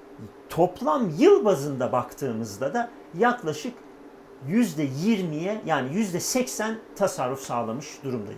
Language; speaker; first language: Turkish; native; Turkish